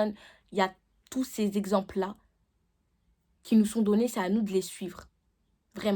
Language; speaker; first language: French; native; French